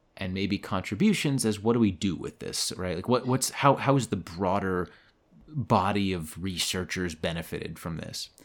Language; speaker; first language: English; native; English